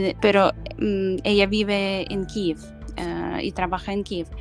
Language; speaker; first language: Spanish; non-native, fluent; Ukrainian